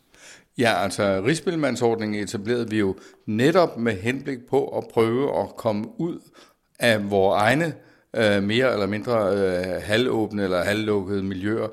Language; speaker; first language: Danish; native; Danish